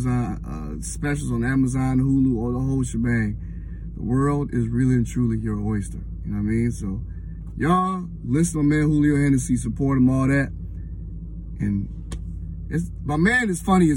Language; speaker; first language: English; native; English